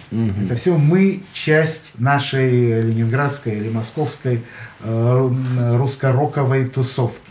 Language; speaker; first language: Russian; native; Russian